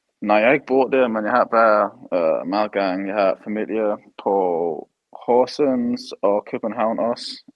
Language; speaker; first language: Danish; early bilingual, heritage; English